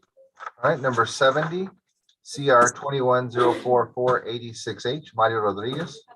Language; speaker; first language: English; native; English